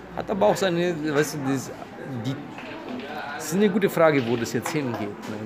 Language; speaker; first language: German; non-native, fluent; Romanian